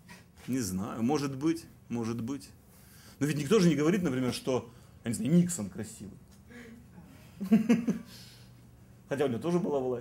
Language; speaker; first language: Russian; native; Russian